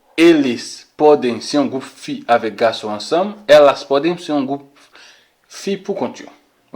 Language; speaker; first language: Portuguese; non-native, learner; Haitian Creole